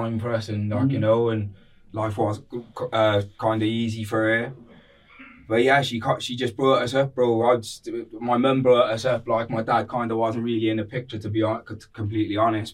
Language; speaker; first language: English; native; English